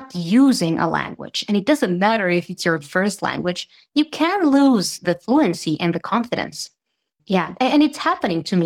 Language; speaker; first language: English; non-native, fluent; Serbian